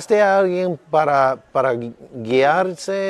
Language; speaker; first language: Spanish; non-native, learner; English